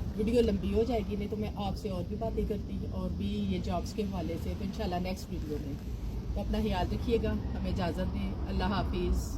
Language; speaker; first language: Urdu; non-native, local second language; Punjabi